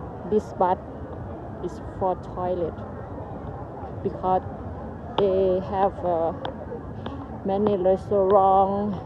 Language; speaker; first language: English; non-native, learner; Thai